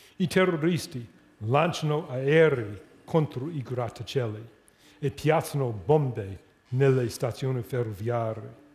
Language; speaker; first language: Italian; non-native, fluent; English